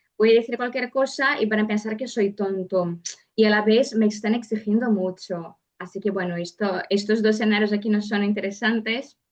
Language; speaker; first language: Spanish; non-native, fluent; Portuguese